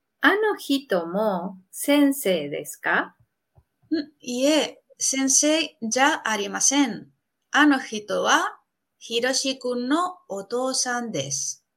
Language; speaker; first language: Japanese; non-native, fluent; Spanish